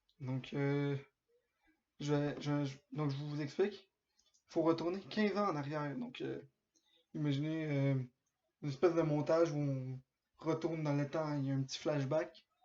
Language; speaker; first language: French; early bilingual, other home language; Spanish